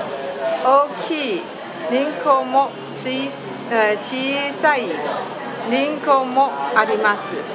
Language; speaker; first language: Japanese; non-native, learner; Chinese